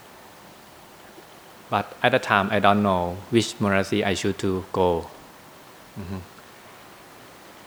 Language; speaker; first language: English; non-native, learner; Thai